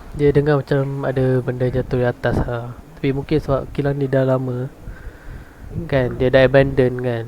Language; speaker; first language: Malay; non-native, local second language; Tamil